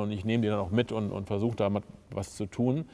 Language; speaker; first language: German; native; German